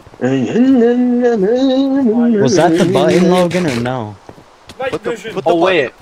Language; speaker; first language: English; native; English